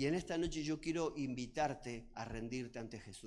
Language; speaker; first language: Spanish; native; Spanish